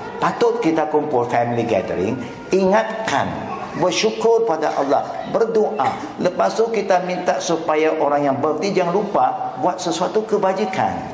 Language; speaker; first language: Malay; non-native, local second language; Chinese